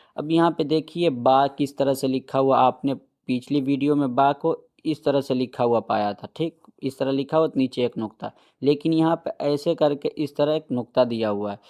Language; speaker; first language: Hindi; native; Hindi